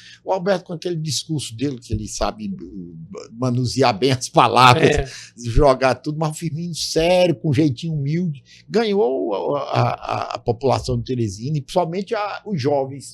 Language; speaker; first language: Portuguese; native; Portuguese